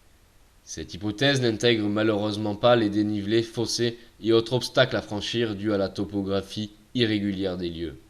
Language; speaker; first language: French; native; French